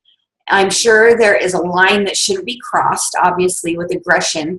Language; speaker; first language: English; native; English